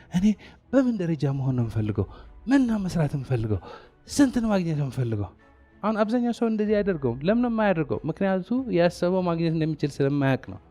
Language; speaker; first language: Amharic; non-native, local second language; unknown